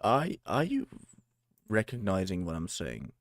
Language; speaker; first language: English; non-native, fluent; German